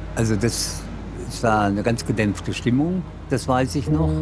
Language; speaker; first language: German; native; German